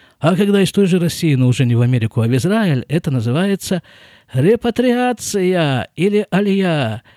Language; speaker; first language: Russian; native; Russian